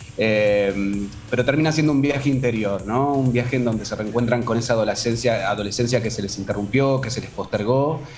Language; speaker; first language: Spanish; native; Spanish